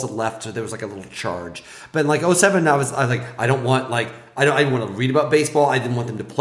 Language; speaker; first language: English; native; English